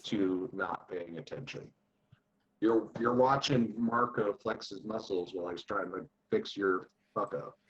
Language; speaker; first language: English; native; English